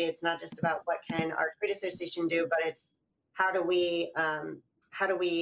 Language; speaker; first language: English; native; English